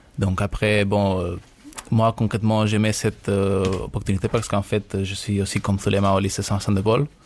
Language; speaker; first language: French; non-native, fluent; Spanish